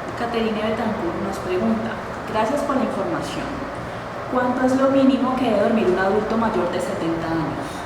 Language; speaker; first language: Spanish; native; Spanish